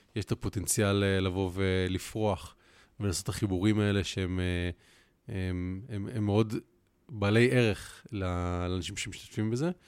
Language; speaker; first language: Hebrew; native; Hebrew